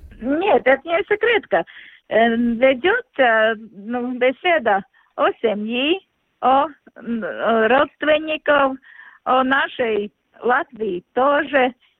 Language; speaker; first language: Russian; non-native, local second language; Latvian